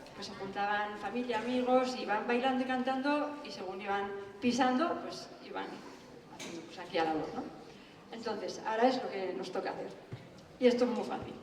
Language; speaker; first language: Spanish; native; Spanish